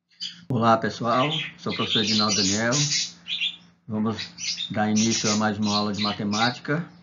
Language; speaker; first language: Portuguese; native; Portuguese